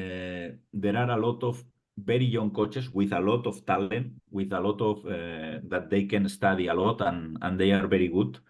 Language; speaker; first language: English; non-native, fluent; Spanish